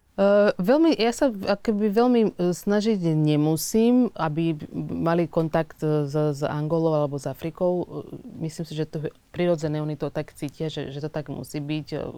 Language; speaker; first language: Slovak; early bilingual, other home language; Portuguese